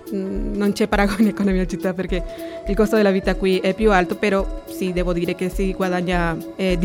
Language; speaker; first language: Italian; non-native, fluent; Spanish